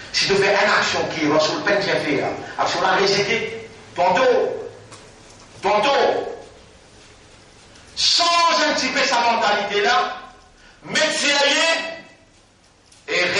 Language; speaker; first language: French; non-native, local second language; Morisyen